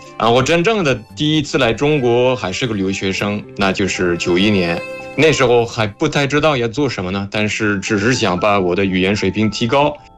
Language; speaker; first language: Chinese; non-native, fluent; French